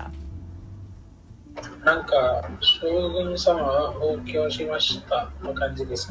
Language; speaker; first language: Japanese; non-native, learner; English